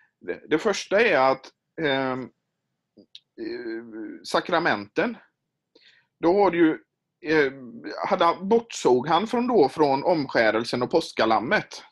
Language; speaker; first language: Swedish; native; Swedish